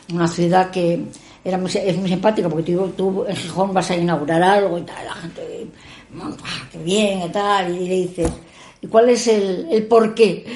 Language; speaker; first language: Spanish; native; Spanish